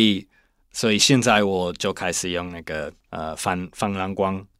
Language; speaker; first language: Chinese; non-native, learner; English